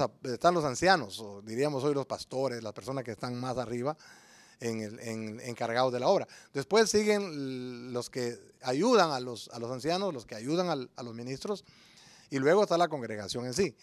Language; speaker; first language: Spanish; native; Spanish